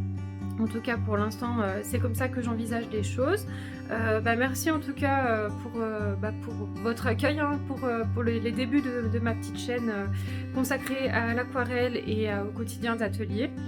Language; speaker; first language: French; native; French